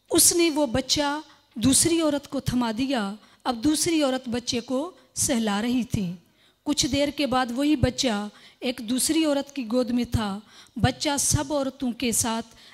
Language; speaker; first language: Urdu; non-native, local second language; Sindhi